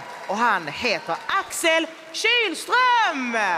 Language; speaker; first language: Swedish; native; Swedish